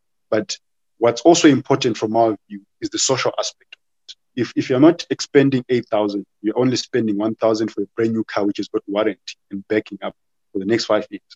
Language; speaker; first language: English; non-native, local second language; Shona